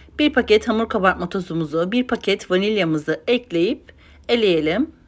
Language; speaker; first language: Turkish; native; Turkish